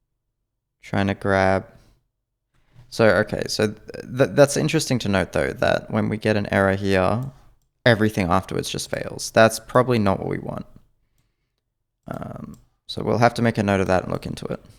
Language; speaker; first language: English; native; English